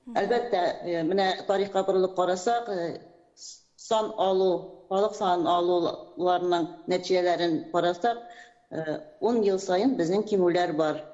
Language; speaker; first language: Tatar; native; Tatar